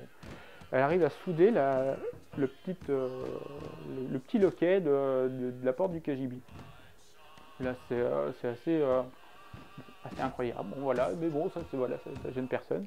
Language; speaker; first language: French; native; French